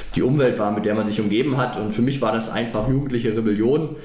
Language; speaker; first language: German; native; German